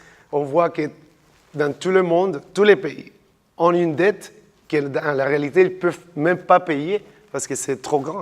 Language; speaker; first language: French; non-native, fluent; Spanish